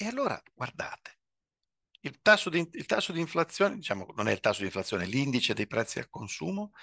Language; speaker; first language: Italian; native; Italian